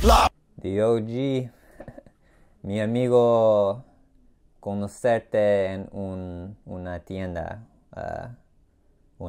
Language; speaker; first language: Spanish; non-native, learner; English